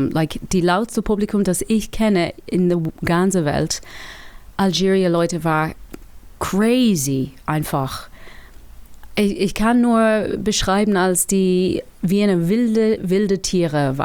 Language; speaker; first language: German; non-native, learner; English